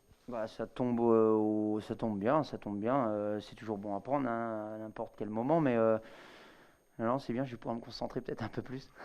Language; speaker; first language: French; native; French